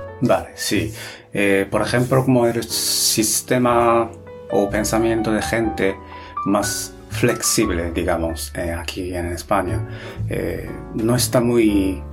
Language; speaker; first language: Spanish; non-native, fluent; Japanese